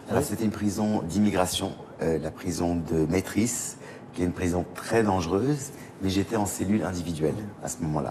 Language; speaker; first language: French; native; French